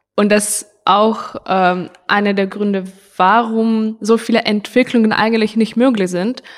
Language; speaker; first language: German; non-native, fluent; Ukrainian